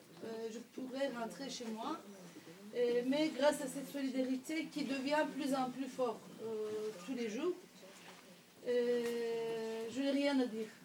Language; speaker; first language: French; non-native, fluent; Turkish